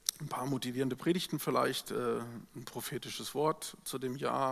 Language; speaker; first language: German; native; German